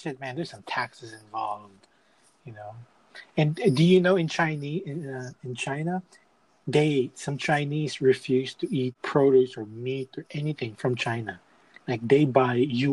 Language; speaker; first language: English; non-native, local second language; Filipino